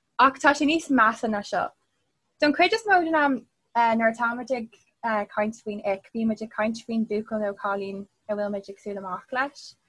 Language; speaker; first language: Irish; non-native, local second language; English